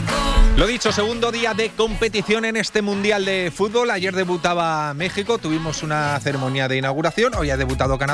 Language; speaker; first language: Spanish; native; Spanish